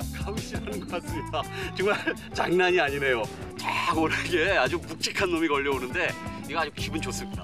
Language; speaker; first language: Korean; native; Korean